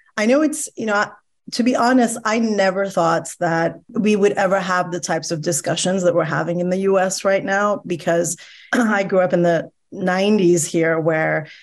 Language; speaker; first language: English; early bilingual, other home language; Persian